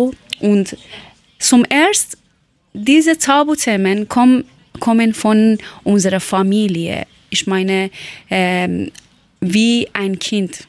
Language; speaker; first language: German; non-native, learner; Persian